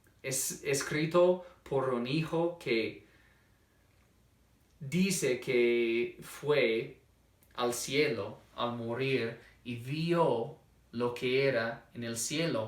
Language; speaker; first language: Spanish; non-native, fluent; English